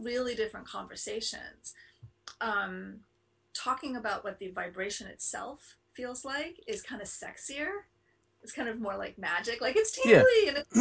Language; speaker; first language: English; native; English